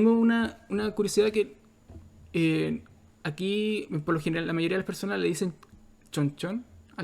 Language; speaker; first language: Spanish; native; Spanish